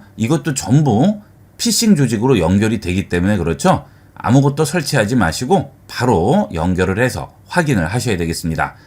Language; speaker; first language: Korean; native; Korean